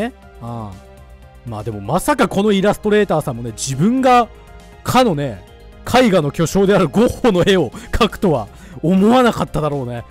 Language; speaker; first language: Japanese; native; Japanese